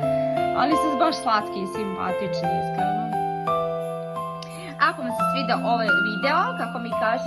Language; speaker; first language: Bosnian; native; Bosnian